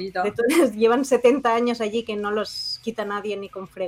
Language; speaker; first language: Spanish; native; Spanish